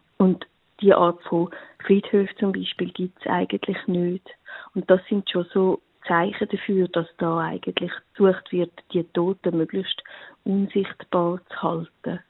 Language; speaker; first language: German; native; German